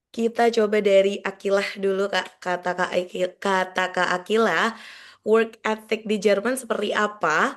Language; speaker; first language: Indonesian; native; Indonesian